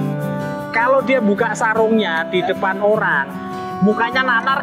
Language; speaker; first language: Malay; non-native, local second language; Javanese